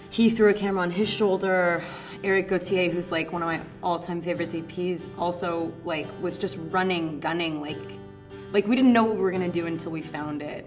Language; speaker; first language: English; native; English